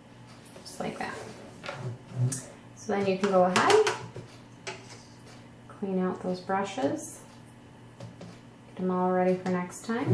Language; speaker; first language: English; native; English